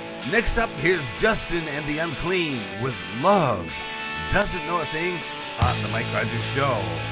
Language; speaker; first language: English; native; English